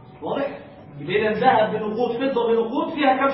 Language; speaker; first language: Arabic; native; Arabic